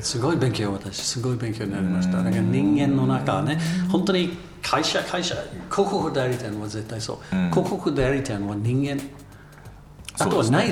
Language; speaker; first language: Japanese; non-native, learner; English